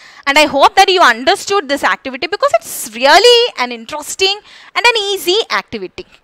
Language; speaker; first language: English; non-native, local second language; Malayalam